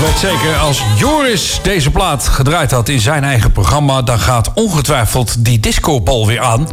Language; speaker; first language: Dutch; native; Dutch